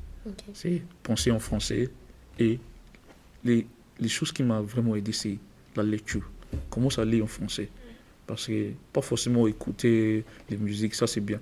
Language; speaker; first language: French; non-native, learner; English